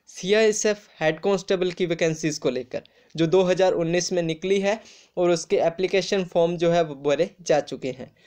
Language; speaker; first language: Hindi; native; Hindi